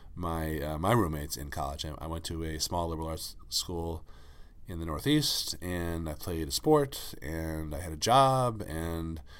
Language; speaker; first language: English; native; English